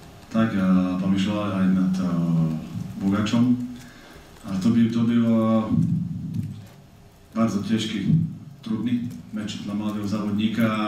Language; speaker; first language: Polish; non-native, learner; Slovak